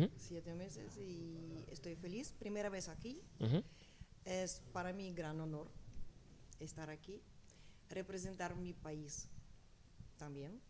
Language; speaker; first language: Spanish; non-native, learner; Ukrainian